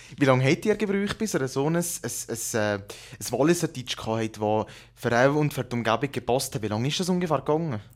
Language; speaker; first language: German; native; German